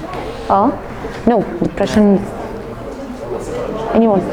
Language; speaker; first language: English; non-native, fluent; Arabic